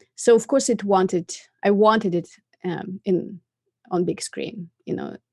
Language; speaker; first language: English; non-native, fluent; Russian